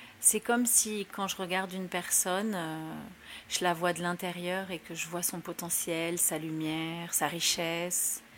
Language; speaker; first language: French; early bilingual, other home language; Spanish